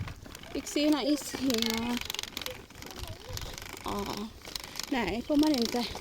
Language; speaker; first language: Swedish; non-native, learner; Filipino